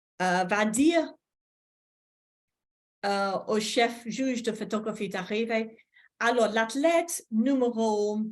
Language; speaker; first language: French; non-native, fluent; English